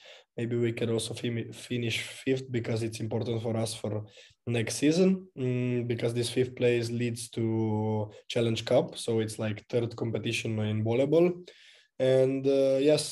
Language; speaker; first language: English; non-native, fluent; Slovenian